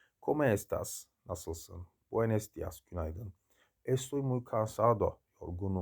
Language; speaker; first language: Spanish; non-native, learner; Turkish